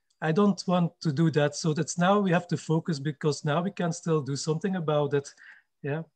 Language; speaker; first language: English; non-native, fluent; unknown